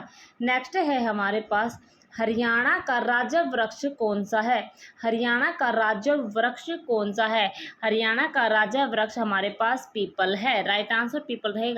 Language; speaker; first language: Hindi; native; Hindi